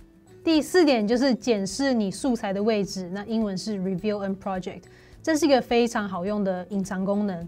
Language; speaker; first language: Chinese; native; Chinese